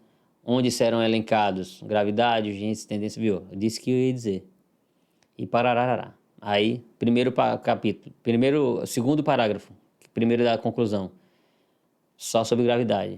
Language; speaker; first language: Portuguese; native; Portuguese